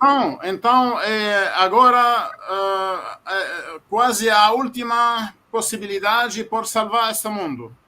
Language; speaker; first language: Portuguese; non-native, fluent; Arabic